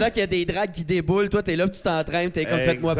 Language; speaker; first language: French; native; French